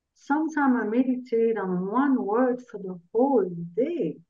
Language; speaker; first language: English; non-native, fluent; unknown